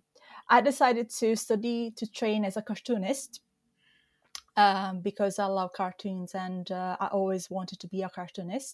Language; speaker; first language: English; non-native, fluent; Italian